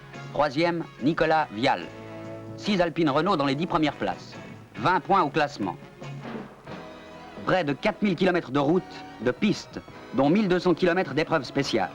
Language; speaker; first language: French; native; French